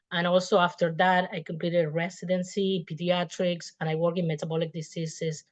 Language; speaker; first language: English; non-native, fluent; Spanish